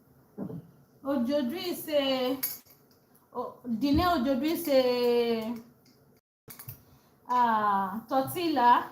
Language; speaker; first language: French; non-native, learner; English